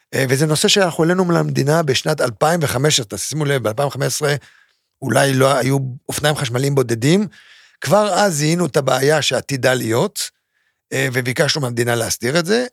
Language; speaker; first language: Hebrew; native; Hebrew